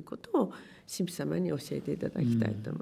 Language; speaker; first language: Japanese; native; Japanese